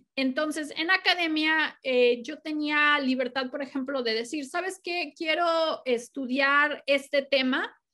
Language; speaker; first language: Spanish; native; Spanish